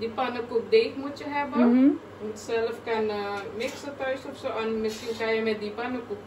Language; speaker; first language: Dutch; non-native, local second language; Caribbean Hindustani